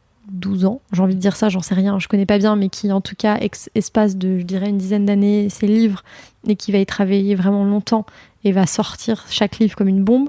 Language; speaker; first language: French; native; French